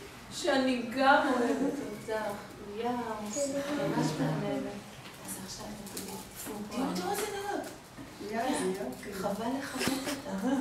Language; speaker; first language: Hebrew; native; Hebrew